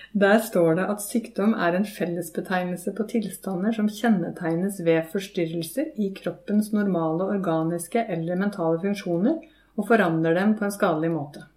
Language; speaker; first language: Norwegian; native; Norwegian